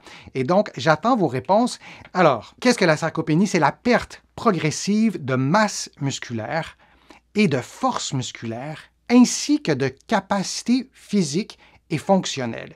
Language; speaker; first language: French; native; French